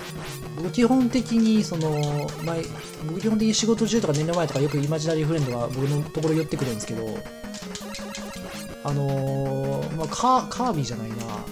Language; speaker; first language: Japanese; native; Japanese